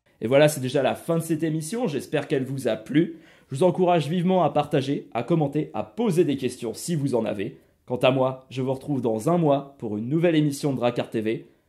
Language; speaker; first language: French; native; French